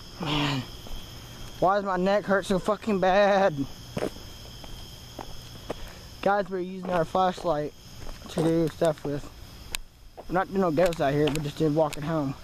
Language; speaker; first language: English; native; English